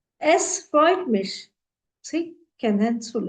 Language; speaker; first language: German; non-native, fluent; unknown